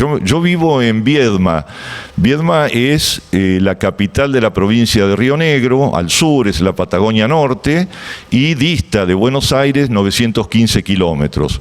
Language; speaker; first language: Spanish; native; Spanish